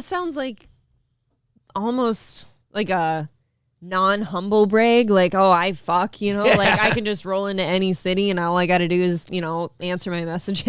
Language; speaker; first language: English; native; English